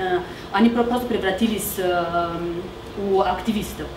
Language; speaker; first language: Russian; non-native, fluent; Slovenian